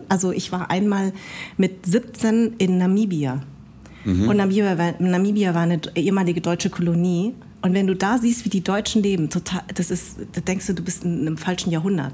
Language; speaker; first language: German; early bilingual, other home language; Vietnamese